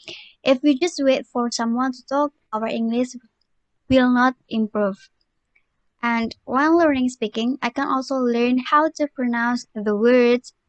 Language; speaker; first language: English; non-native, learner; Indonesian